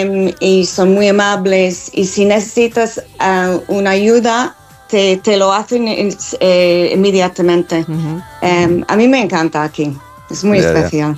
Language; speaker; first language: Spanish; non-native, learner; English